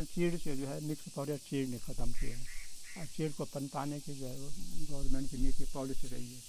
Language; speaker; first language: Hindi; native; Hindi